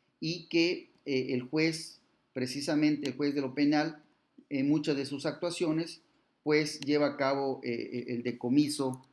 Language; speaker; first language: Spanish; native; Spanish